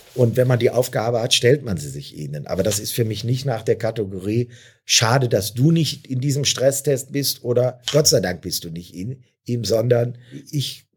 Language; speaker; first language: German; native; German